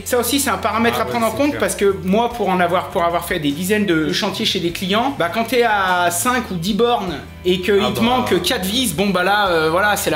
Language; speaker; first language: French; native; French